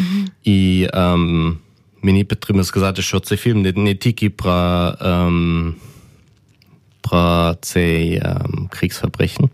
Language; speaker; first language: Ukrainian; non-native, learner; German